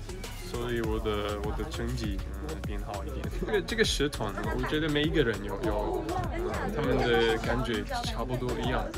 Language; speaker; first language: Chinese; non-native, fluent; English